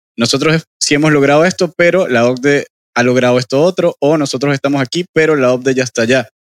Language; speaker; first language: Spanish; native; Spanish